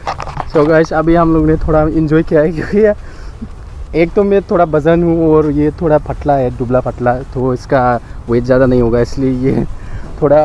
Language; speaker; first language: Hindi; non-native, local second language; Bodo